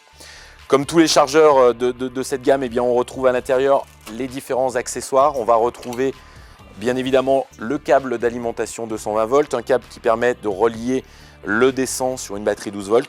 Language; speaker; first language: French; native; French